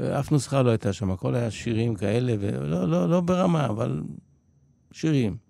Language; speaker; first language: Hebrew; early bilingual, other home language; Polish